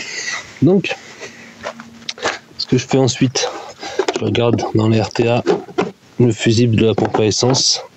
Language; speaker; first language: French; native; French